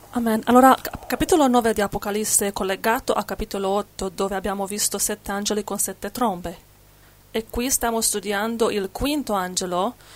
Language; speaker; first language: Italian; non-native, fluent; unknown